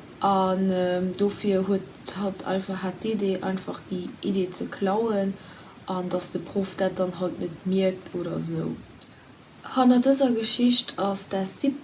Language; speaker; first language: German; non-native, local second language; Luxembourgish